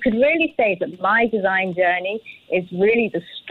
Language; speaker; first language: English; native; English